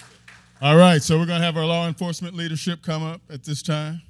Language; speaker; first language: English; native; English